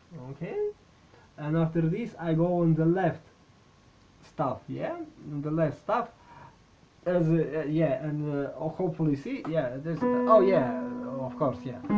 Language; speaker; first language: English; non-native, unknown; Russian